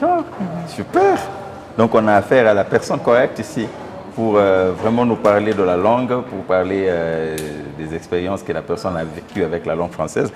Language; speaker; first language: French; non-native, fluent; Swahili